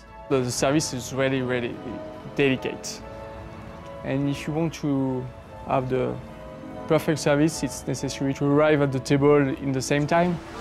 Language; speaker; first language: English; non-native, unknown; French